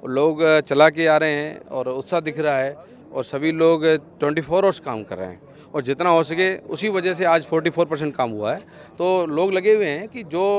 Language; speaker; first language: Hindi; native; Hindi